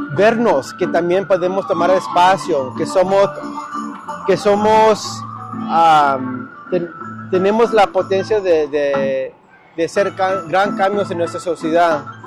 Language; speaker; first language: Spanish; early bilingual, heritage; Spanish